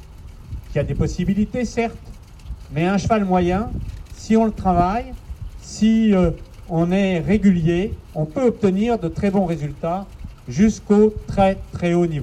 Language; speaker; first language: French; native; French